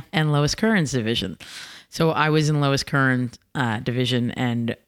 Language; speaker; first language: English; native; English